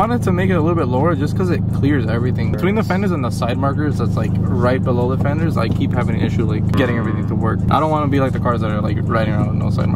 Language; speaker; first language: English; native; English